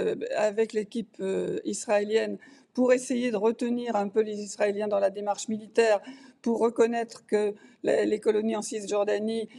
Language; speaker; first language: French; native; French